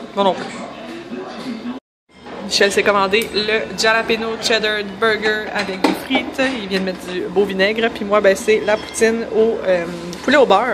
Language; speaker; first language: French; native; French